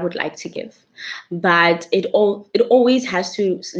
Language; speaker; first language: English; non-native, local second language; Tswana